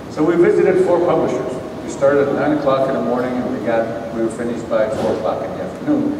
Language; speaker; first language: English; native; English